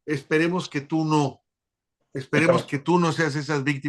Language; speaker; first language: Spanish; native; Spanish